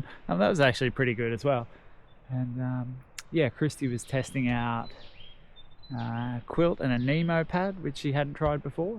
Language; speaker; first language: English; native; English